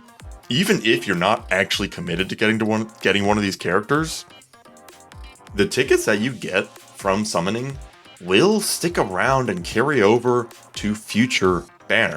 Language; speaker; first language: English; native; English